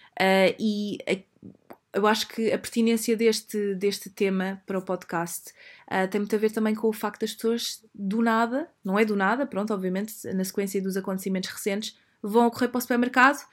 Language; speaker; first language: Portuguese; native; Portuguese